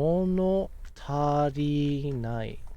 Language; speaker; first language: Japanese; non-native, fluent; English